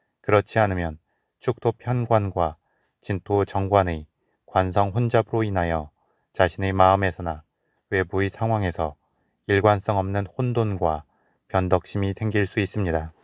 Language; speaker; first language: Korean; native; Korean